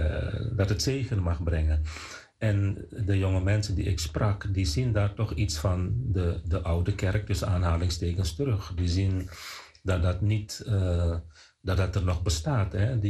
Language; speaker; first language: Dutch; non-native, fluent; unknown